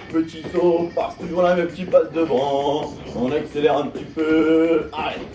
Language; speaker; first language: French; native; French